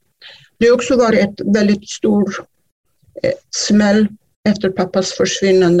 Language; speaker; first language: Swedish; non-native, fluent; Kurdish